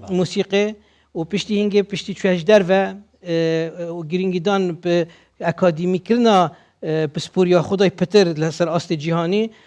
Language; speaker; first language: Kurdish; native; Kurdish